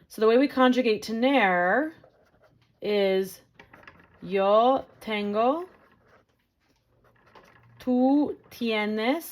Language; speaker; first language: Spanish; non-native, fluent; English